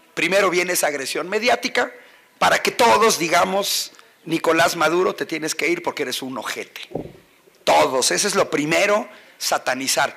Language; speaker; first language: Spanish; native; Spanish